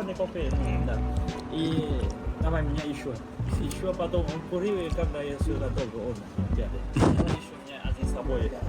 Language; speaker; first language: Russian; non-native, learner; Vietnamese